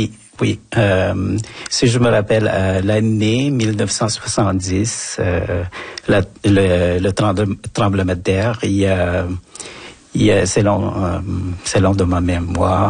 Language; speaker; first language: French; non-native, fluent; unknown